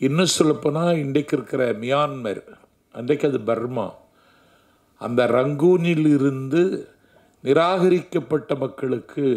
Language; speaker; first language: Tamil; native; Tamil